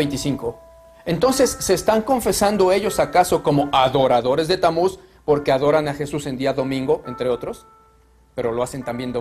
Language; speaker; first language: Spanish; native; Spanish